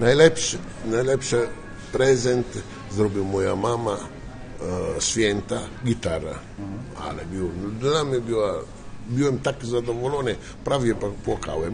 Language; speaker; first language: Polish; non-native, learner; Italian